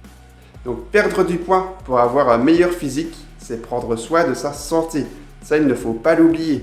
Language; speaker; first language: French; native; French